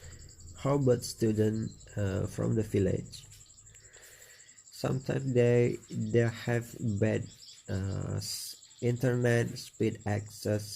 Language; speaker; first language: English; non-native, learner; Indonesian